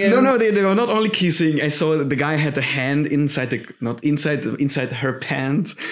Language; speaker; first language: English; non-native, fluent; German